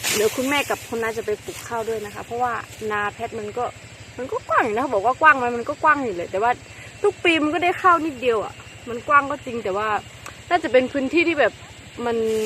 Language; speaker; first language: Thai; non-native, local second language; S'gaw Karen